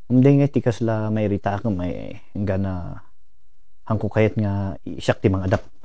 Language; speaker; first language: Filipino; non-native, local second language; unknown